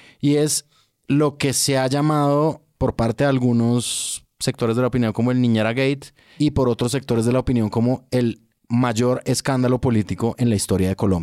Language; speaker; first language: Spanish; native; Spanish